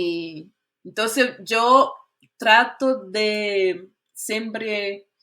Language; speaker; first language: Spanish; non-native, fluent; Portuguese